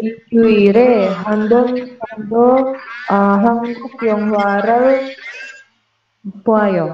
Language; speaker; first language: Korean; non-native, learner; Indonesian